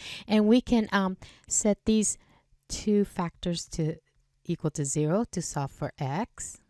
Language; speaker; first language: English; native; English